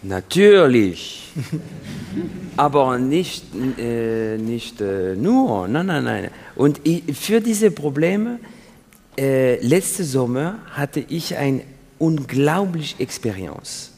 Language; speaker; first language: German; non-native, learner; French